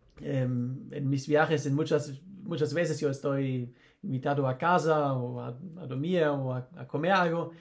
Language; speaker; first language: Spanish; non-native, learner; German